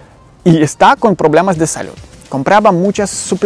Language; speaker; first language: Spanish; non-native, learner; Ukrainian